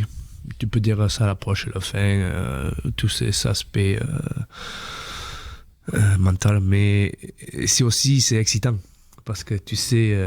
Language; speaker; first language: French; non-native, fluent; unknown